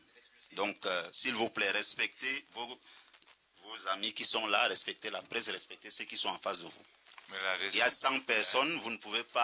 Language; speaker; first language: French; native; French